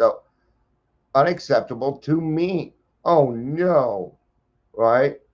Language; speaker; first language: English; native; English